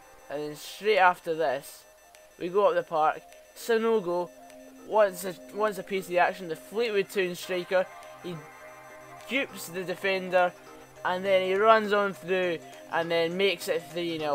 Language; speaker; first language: English; native; English